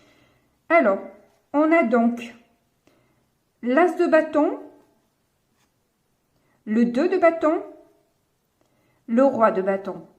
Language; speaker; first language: French; native; French